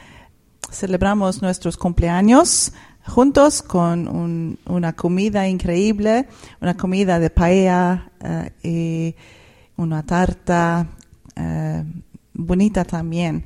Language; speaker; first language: Spanish; non-native, fluent; Swedish